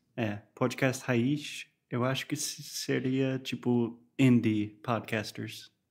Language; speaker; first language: Portuguese; non-native, fluent; English